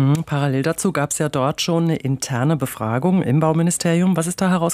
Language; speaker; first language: German; native; German